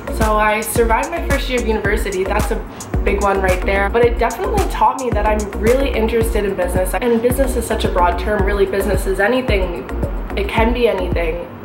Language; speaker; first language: English; native; English